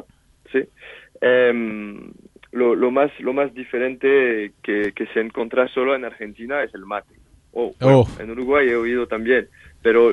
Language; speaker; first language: Spanish; non-native, fluent; French